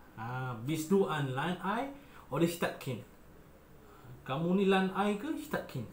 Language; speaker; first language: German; non-native, learner; Malay